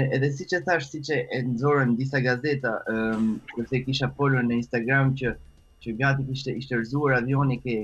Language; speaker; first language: Albanian; early bilingual, heritage; French